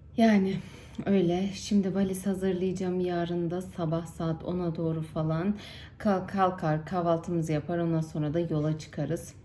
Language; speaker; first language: Turkish; native; Turkish